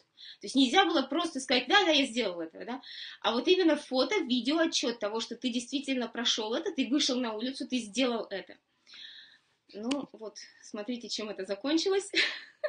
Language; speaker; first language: Russian; native; Russian